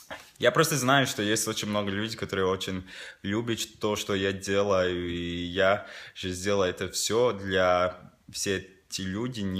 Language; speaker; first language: Russian; non-native, local second language; Latvian